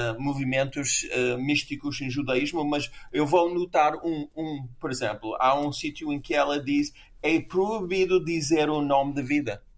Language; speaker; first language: Portuguese; non-native, fluent; English